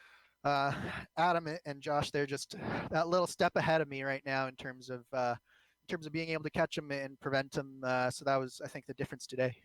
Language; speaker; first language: English; native; English